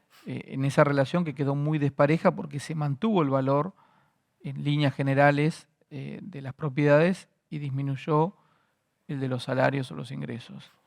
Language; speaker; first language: Spanish; native; Spanish